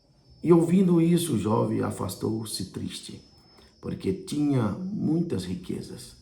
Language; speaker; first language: Portuguese; native; Portuguese